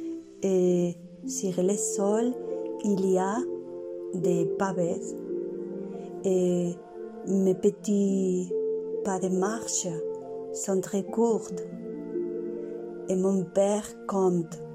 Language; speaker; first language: French; non-native, learner; Spanish